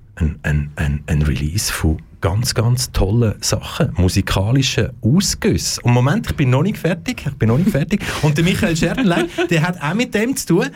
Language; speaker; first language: German; native; German